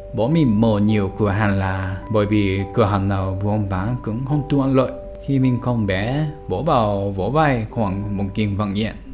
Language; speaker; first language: Vietnamese; non-native, fluent; Japanese